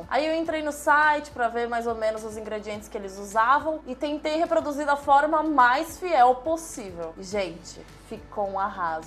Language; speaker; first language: Portuguese; native; Portuguese